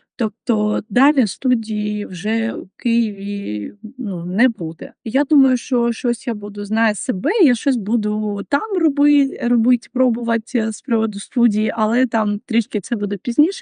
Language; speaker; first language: Ukrainian; native; Ukrainian